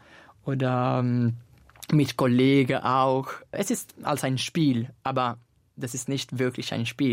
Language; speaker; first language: German; non-native, learner; Italian